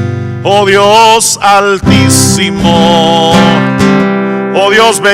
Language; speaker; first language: Spanish; non-native, local second language; English